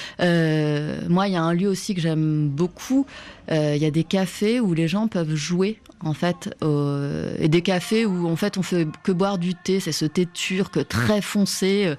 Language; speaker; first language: French; native; French